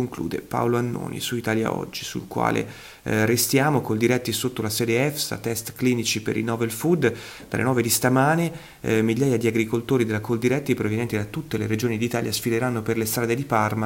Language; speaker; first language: Italian; native; Italian